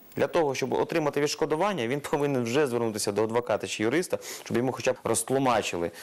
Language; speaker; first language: Ukrainian; non-native, local second language; Russian